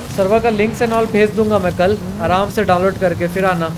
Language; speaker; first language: Hindi; native; Hindi